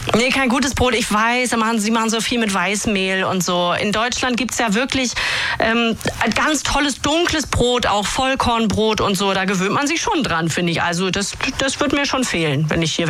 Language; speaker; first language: German; native; German